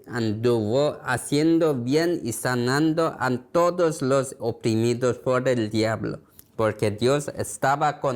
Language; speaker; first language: Spanish; non-native, learner; Korean